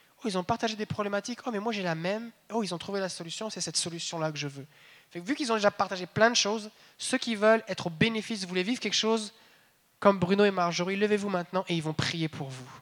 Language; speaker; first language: French; native; French